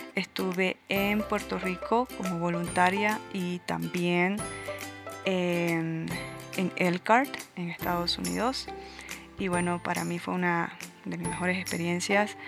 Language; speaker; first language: Spanish; native; Spanish